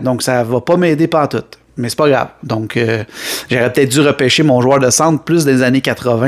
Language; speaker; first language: French; native; French